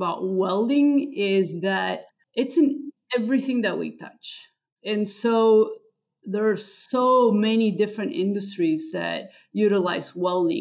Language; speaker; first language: English; non-native, fluent; Spanish